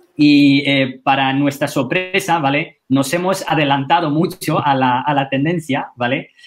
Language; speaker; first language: Spanish; non-native, fluent; Chinese